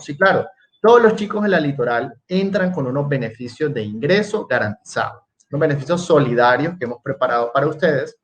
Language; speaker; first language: Spanish; native; Spanish